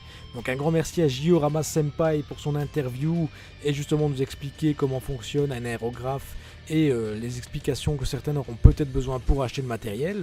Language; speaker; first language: French; native; French